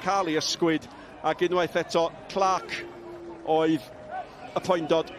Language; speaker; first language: Welsh; native; Welsh